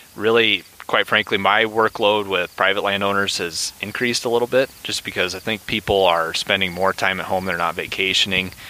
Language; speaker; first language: English; native; English